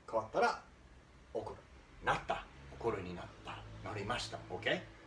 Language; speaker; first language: Japanese; non-native, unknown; English